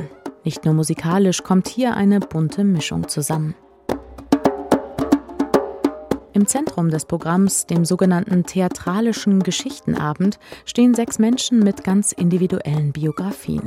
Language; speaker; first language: German; native; German